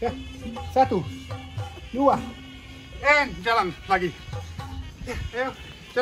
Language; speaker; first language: Indonesian; non-native, learner; Dutch